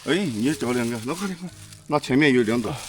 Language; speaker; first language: Chinese; native; Chinese